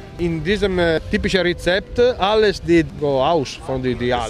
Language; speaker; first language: German; non-native, learner; Italian